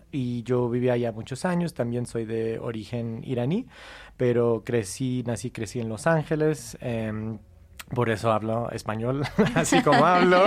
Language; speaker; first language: Spanish; non-native, fluent; English